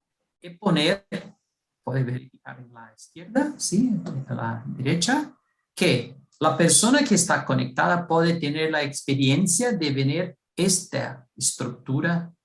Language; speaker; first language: Spanish; non-native, fluent; Portuguese